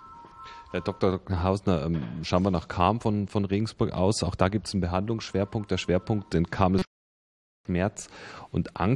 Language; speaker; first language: German; native; German